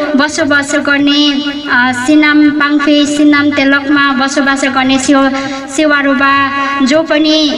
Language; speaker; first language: Nepali; non-native, local second language; Limbu